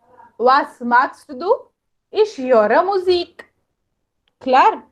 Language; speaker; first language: German; non-native, fluent; Hindi